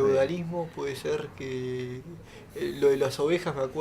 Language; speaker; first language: Spanish; native; Spanish